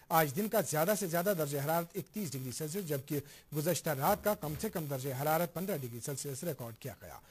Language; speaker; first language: Urdu; non-native, local second language; Kashmiri